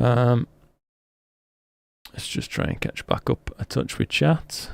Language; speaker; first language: English; native; English